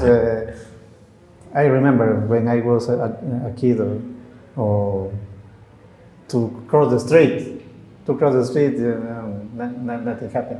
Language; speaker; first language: English; non-native, learner; Spanish